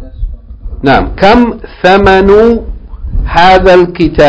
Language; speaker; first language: Arabic; non-native, learner; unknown